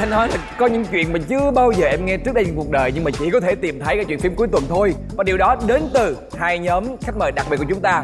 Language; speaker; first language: Vietnamese; native; Vietnamese